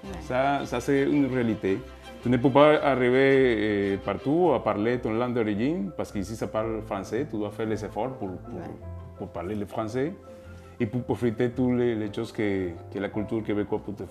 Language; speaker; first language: French; non-native, fluent; Spanish